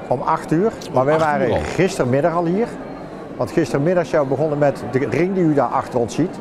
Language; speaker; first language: Dutch; native; Dutch